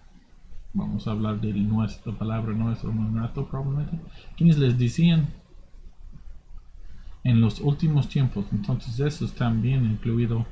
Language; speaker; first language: Spanish; non-native, fluent; English